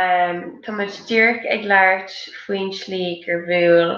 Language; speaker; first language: Irish; non-native, local second language; English